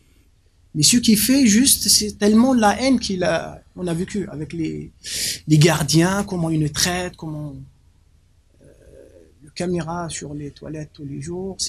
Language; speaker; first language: French; non-native, local second language; Arabic